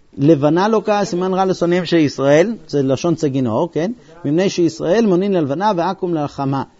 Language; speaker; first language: Hebrew; non-native, fluent; English